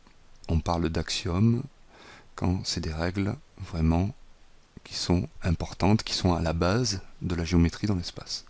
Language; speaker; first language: French; native; French